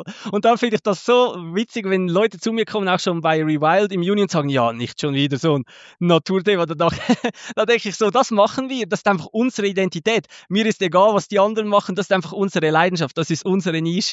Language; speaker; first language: German; native; German